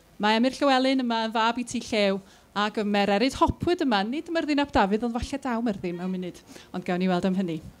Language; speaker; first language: Welsh; native; Welsh